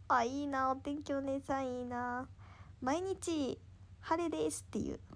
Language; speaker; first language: Japanese; native; Japanese